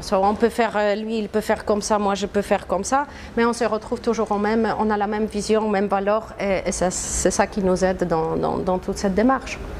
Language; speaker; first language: French; non-native, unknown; Polish